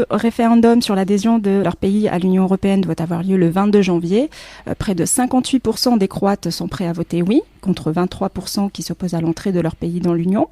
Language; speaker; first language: French; native; French